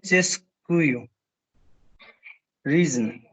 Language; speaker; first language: Russian; non-native, learner; Hindi